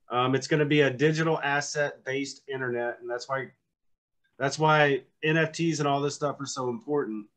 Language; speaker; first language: English; native; English